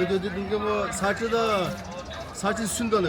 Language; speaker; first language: Chinese; non-native, local second language; Uyghur